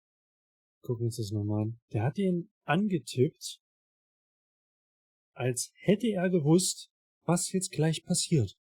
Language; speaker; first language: German; native; German